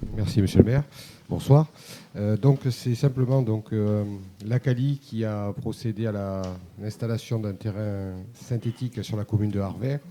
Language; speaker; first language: French; native; French